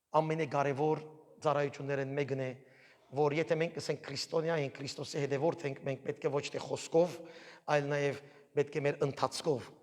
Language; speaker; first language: Armenian; early bilingual, heritage; Armenian